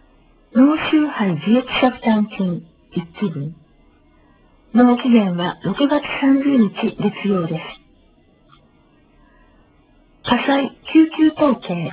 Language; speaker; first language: Japanese; native; Japanese